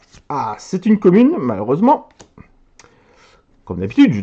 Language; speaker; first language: French; native; French